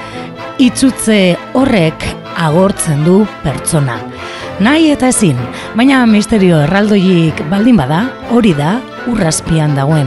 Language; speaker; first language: Basque; native; Basque